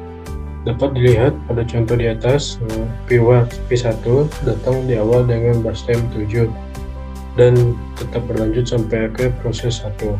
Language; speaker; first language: Indonesian; native; Indonesian